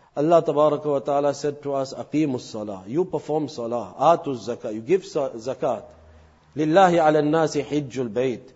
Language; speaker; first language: English; native; English